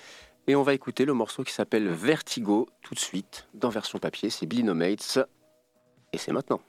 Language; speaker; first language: French; native; French